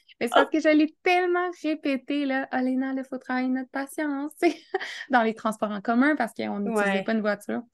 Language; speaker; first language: French; native; French